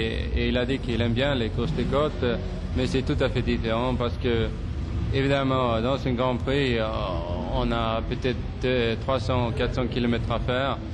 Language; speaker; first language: French; non-native, fluent; Swedish